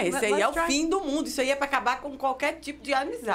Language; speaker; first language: Portuguese; native; Portuguese